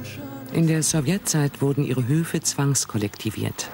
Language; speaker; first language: German; native; German